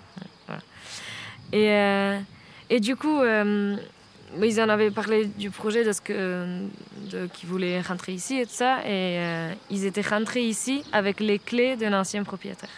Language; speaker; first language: French; non-native, fluent; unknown